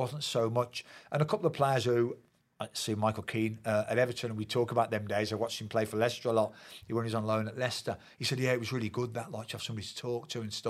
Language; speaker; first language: English; native; English